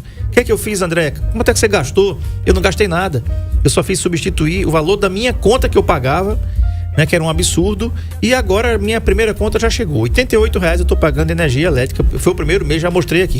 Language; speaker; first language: Portuguese; native; Portuguese